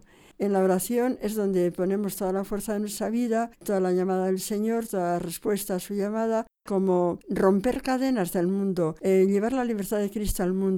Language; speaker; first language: Spanish; native; Spanish